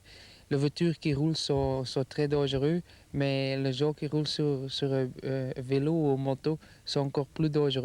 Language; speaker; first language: French; non-native, local second language; Dutch